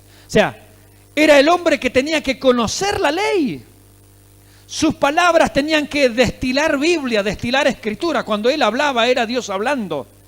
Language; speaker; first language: Spanish; native; Spanish